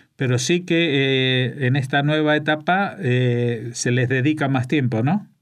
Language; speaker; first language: Spanish; native; Spanish